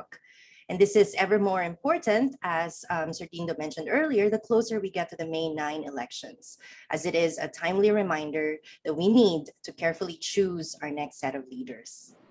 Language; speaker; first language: English; non-native, local second language; Filipino